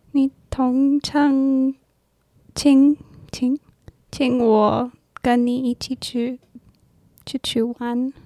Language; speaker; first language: Chinese; non-native, learner; English